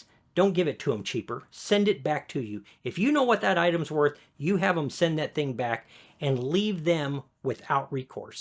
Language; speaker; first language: English; native; English